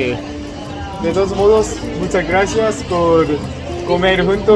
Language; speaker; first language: Spanish; non-native, learner; Korean